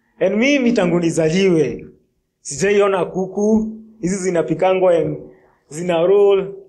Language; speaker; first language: Swahili; non-native, local second language; Kikuyu